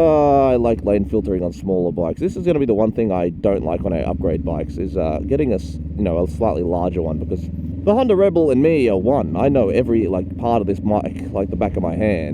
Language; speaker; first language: English; native; English